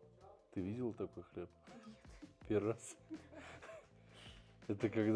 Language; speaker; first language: Russian; native; Russian